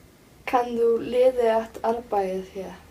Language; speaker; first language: Danish; non-native, learner; Icelandic